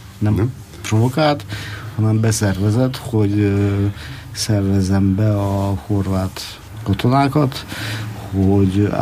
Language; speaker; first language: Hungarian; native; Hungarian